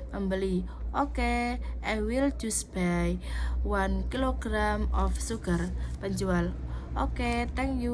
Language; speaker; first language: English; non-native, learner; Indonesian